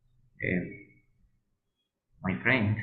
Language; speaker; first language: English; non-native, learner; Spanish